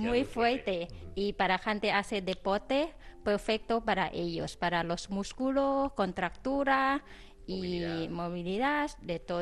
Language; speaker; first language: Spanish; non-native, learner; Thai